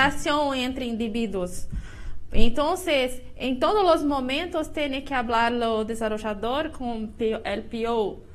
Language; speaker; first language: Spanish; non-native, learner; Portuguese